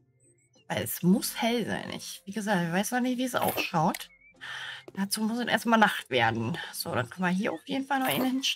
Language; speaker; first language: German; native; German